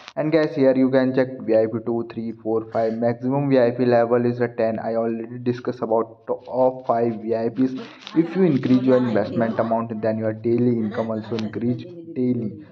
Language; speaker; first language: English; non-native, learner; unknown